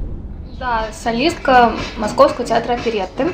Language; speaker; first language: Russian; native; Russian